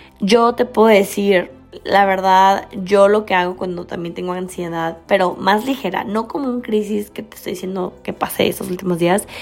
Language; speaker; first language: Spanish; native; Spanish